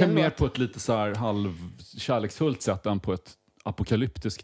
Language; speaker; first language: Swedish; native; Swedish